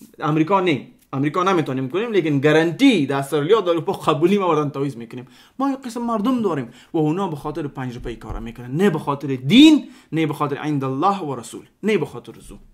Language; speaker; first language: Persian; non-native, local second language; Pashto